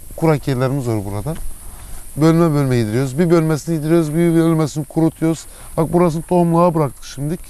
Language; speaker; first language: Turkish; early bilingual, heritage; Turkish